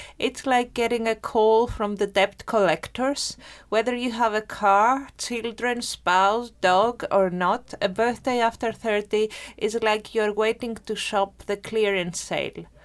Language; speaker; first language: English; non-native, fluent; Greek